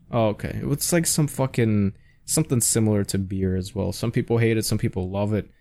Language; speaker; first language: English; native; English